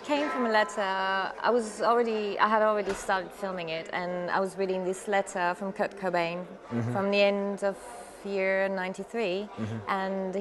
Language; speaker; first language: English; non-native, fluent; French